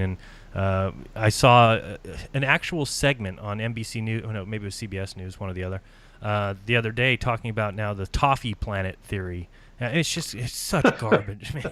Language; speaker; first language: English; native; English